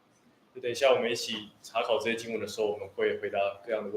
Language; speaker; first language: Chinese; native; Chinese